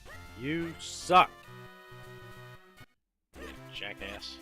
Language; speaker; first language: English; native; English